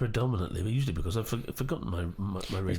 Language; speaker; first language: English; native; English